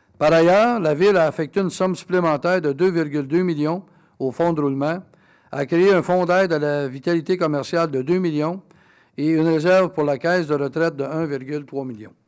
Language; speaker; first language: French; native; French